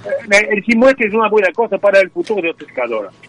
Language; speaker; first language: Spanish; non-native, learner; French